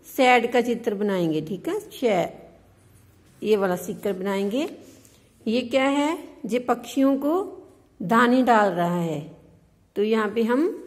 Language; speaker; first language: Hindi; non-native, local second language; Punjabi